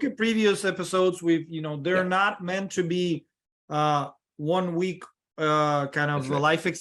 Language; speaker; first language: English; non-native, fluent; Russian